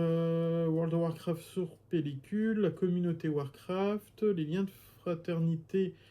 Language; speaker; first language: French; native; French